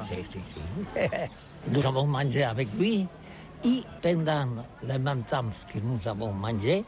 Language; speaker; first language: French; non-native, learner; Catalan